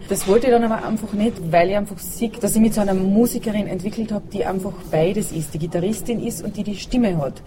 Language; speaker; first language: German; native; German